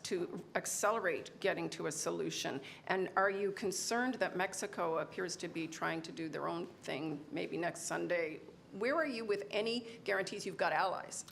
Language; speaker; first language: English; native; English